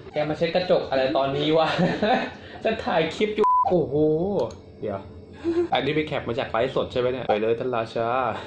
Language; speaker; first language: Thai; native; Thai